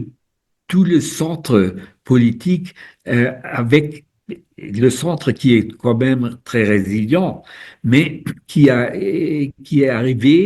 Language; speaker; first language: French; non-native, fluent; German